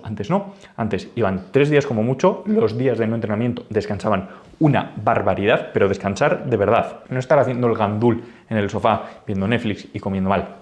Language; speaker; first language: Spanish; native; Spanish